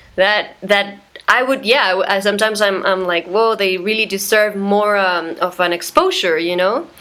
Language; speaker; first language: English; non-native, fluent; Spanish